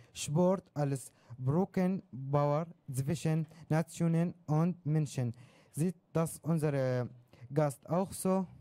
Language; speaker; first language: German; non-native, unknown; Arabic